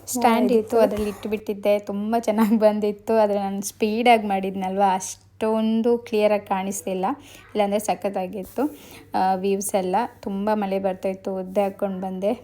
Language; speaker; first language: Kannada; native; Kannada